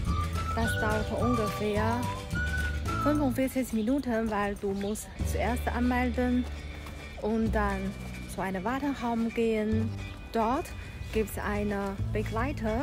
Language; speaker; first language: German; non-native, learner; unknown